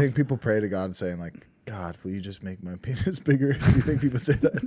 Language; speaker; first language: English; native; English